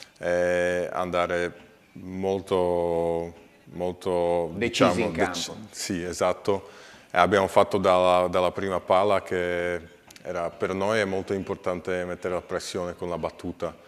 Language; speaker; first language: Italian; non-native, learner; Slovak